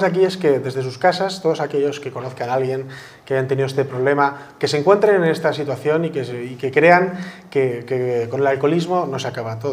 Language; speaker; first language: Spanish; native; Spanish